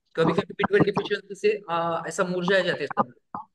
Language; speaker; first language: Hindi; non-native, local second language; Marathi